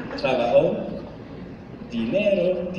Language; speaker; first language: Spanish; non-native, learner; French